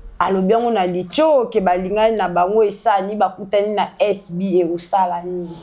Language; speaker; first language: Lingala; non-native, local second language; Kongo